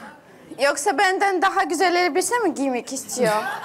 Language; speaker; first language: Turkish; non-native, learner; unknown